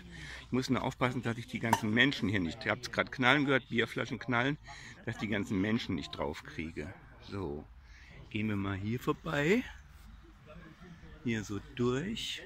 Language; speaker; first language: German; native; German